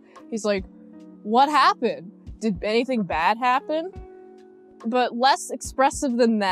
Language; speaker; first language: English; native; English